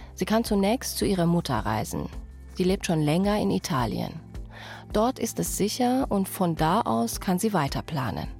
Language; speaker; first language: German; early bilingual, other home language; Persian